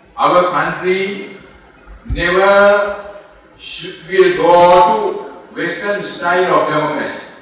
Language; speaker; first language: English; non-native, local second language; Sinhala